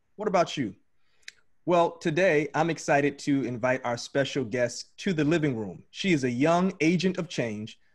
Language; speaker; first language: English; native; English